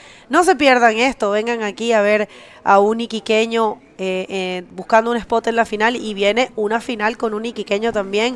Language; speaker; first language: Spanish; native; Spanish